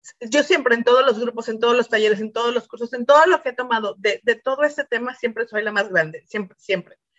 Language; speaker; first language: Spanish; native; Spanish